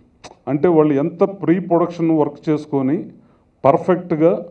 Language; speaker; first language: Telugu; native; Telugu